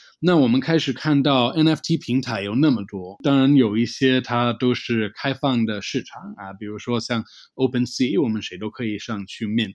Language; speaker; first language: Chinese; non-native, fluent; English